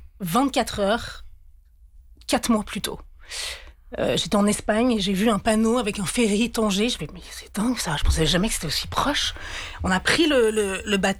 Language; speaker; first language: French; native; French